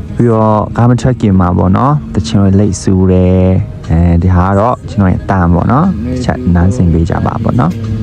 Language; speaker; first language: Burmese; non-native, local second language; Hakha Chin